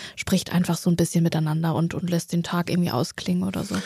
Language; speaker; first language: German; native; German